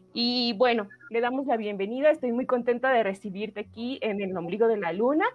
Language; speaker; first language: Spanish; native; Spanish